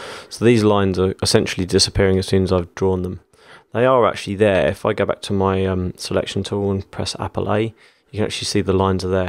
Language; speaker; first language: English; native; English